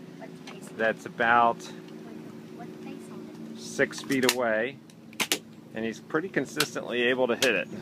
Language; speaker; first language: English; native; English